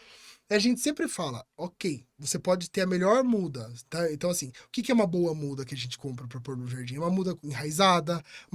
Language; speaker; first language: Portuguese; native; Portuguese